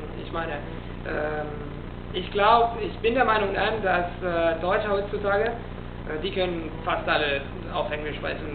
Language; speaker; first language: German; non-native, fluent; Italian